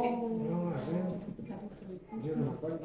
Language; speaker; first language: Spanish; native; Spanish